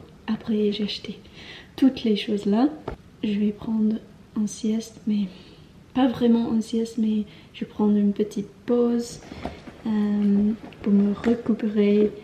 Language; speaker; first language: French; non-native, learner; English